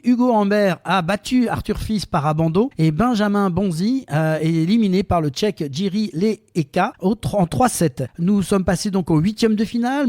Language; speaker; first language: French; native; French